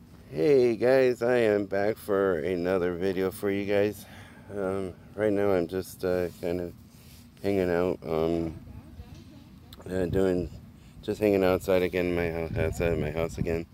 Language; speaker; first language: English; native; English